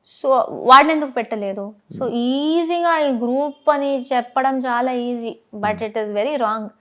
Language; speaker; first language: Telugu; non-native, local second language; Tamil